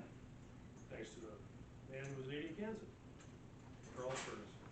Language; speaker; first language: English; native; English